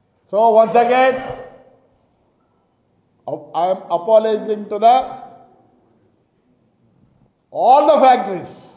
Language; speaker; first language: English; non-native, local second language; Telugu